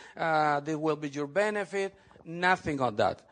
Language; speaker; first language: English; non-native, fluent; Spanish